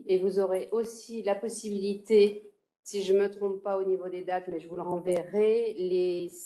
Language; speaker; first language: French; native; French